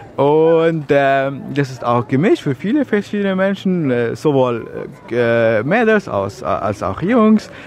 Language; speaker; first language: German; non-native, fluent; Arabic